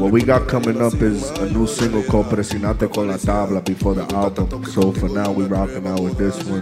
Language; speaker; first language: English; early bilingual, other home language; Spanish